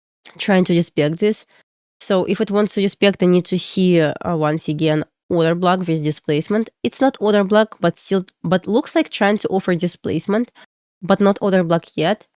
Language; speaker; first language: English; non-native, fluent; Russian